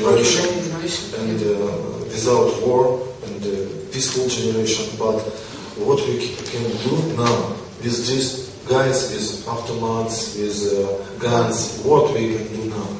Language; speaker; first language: English; non-native, learner; Russian